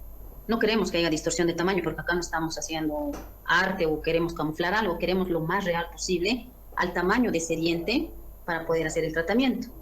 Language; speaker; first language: Spanish; native; Spanish